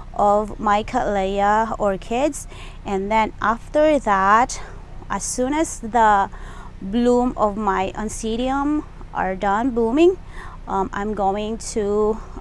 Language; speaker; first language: English; non-native, local second language; Filipino